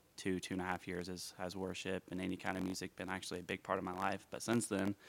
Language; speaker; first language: English; native; English